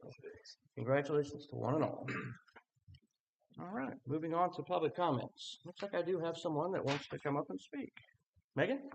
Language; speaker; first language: English; native; English